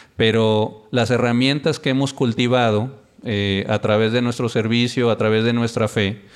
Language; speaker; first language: Spanish; native; Spanish